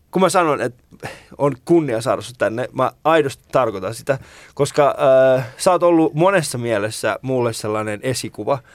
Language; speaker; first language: Finnish; early bilingual, other home language; Persian